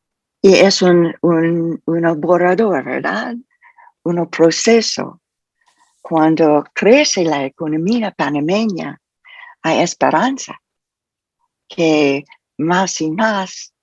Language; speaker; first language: Spanish; non-native, fluent; English